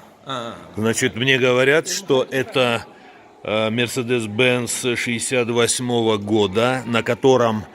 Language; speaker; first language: Russian; native; Russian